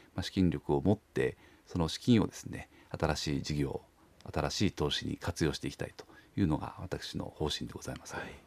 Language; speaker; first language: Japanese; native; Japanese